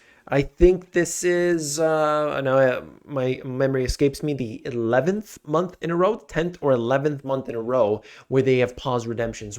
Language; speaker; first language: English; native; English